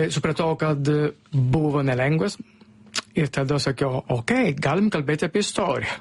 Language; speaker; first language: Lithuanian; non-native, fluent; Italian